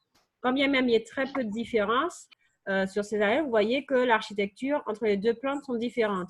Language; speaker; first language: French; native; French